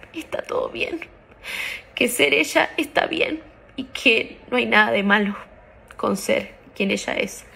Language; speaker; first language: Spanish; native; Spanish